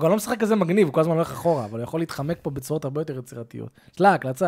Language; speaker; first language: Hebrew; native; Hebrew